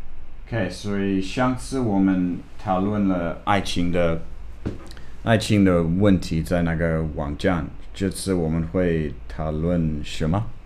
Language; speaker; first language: Chinese; non-native, fluent; English